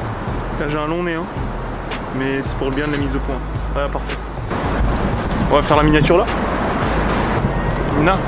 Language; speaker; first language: French; native; French